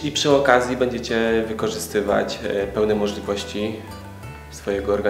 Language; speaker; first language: Polish; native; Polish